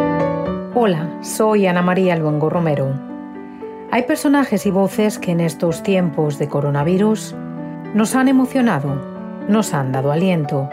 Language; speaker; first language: Spanish; native; Spanish